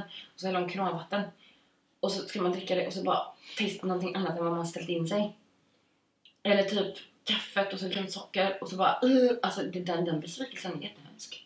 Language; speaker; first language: Swedish; native; Swedish